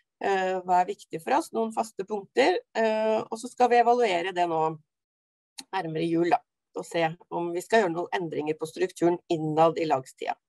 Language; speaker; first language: Norwegian; native; Norwegian